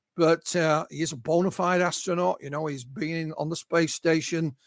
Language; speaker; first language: English; native; English